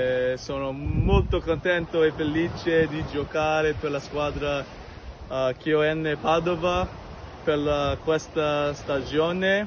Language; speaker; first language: Italian; non-native, learner; English